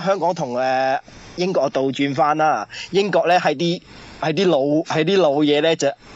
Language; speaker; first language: Cantonese; early bilingual, other home language; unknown